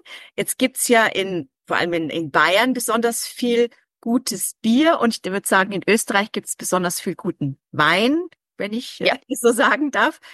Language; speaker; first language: German; early bilingual, heritage; English